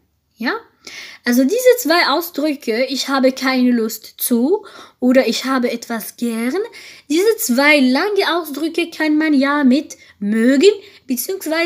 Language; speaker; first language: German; non-native, fluent; French